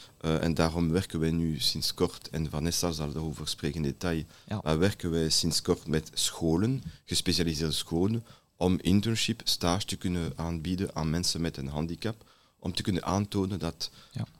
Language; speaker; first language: Dutch; non-native, local second language; French